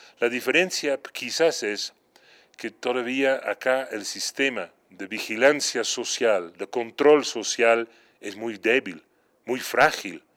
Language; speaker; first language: Spanish; non-native, fluent; Dutch